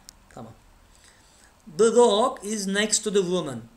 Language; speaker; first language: English; non-native, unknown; Turkish